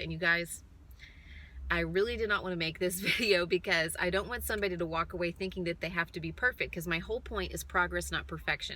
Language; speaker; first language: English; native; English